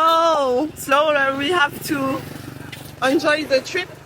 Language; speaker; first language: English; non-native, learner; French